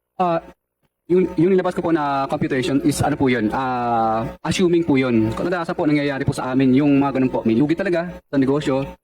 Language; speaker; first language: Filipino; non-native, local second language; Cebuano